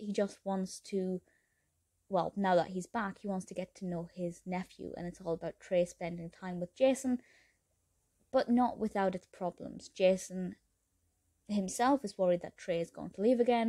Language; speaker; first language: English; native; English